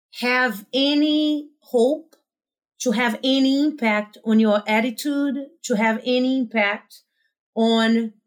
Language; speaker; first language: English; non-native, fluent; Portuguese